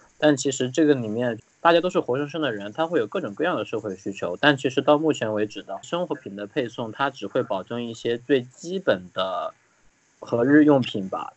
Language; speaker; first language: Chinese; native; Chinese